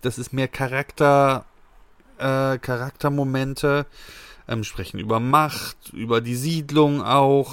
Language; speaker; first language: German; native; German